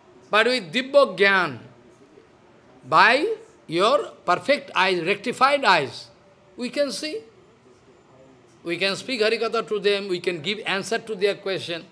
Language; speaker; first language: English; non-native, local second language; Bangla